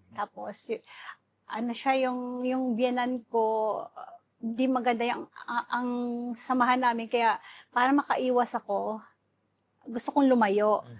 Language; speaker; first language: Filipino; non-native, local second language; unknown